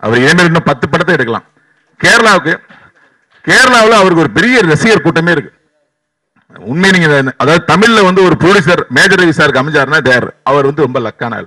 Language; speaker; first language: Tamil; native; Tamil